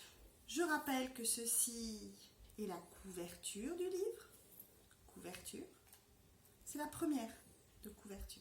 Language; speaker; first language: French; native; French